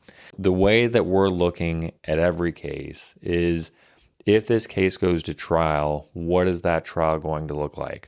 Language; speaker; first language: English; native; English